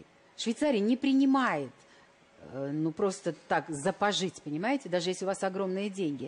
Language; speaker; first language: Russian; native; Russian